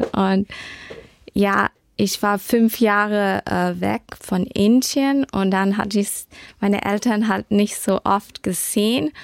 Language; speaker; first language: German; early bilingual, heritage; German